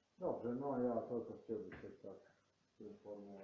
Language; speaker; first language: Polish; non-native, learner; Serbian